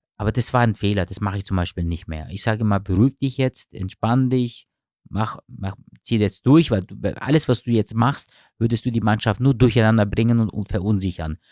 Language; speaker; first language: German; early bilingual, other home language; Turkish